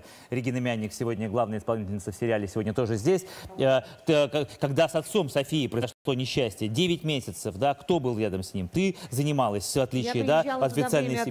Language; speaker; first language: Russian; native; Russian